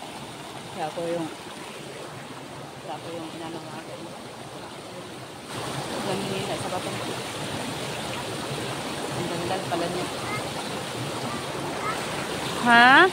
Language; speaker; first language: Filipino; non-native, local second language; Cebuano